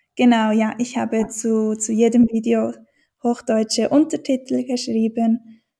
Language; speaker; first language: German; native; German